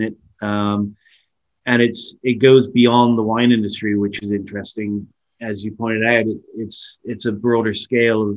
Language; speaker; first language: English; non-native, fluent; Spanish